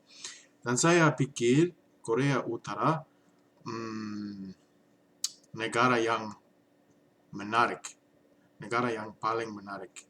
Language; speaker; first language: Indonesian; non-native, learner; English